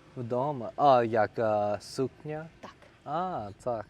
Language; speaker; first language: Ukrainian; non-native, learner; English